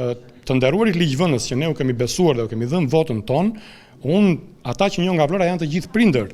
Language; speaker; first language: Albanian; native; Albanian